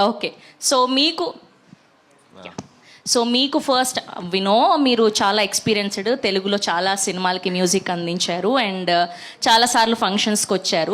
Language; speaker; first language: Telugu; native; Telugu